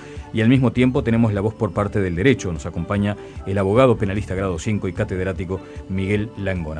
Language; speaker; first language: Spanish; native; Spanish